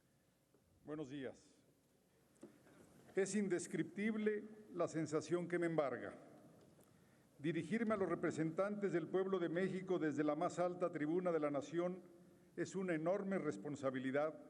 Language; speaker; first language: Spanish; native; Spanish